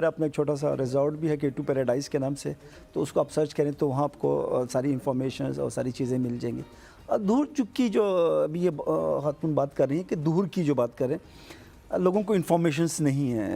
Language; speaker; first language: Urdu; non-native, local second language; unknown